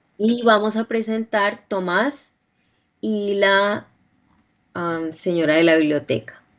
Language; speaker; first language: Spanish; native; Spanish